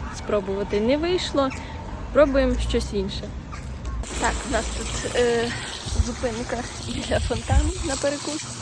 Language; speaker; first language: Ukrainian; non-native, local second language; Russian